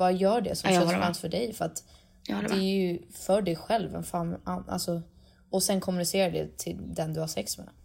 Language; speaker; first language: Swedish; native; Swedish